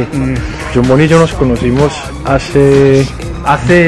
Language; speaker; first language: Spanish; native; Spanish